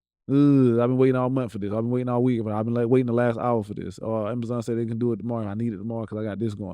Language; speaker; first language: English; native; English